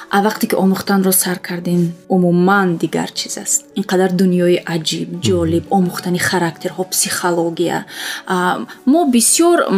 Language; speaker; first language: Tajik; non-native, local second language; Russian